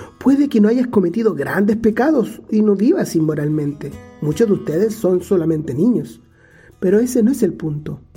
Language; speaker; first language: Spanish; native; Spanish